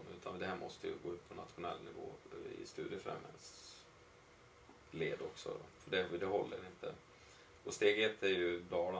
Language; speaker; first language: Swedish; native; Swedish